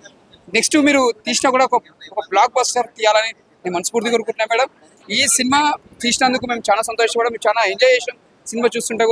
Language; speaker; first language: Telugu; native; Telugu